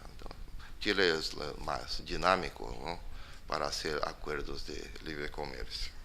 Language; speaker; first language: Spanish; non-native, fluent; Portuguese